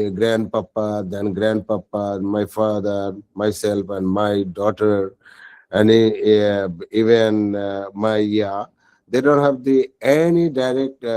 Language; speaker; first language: English; non-native, local second language; Bangla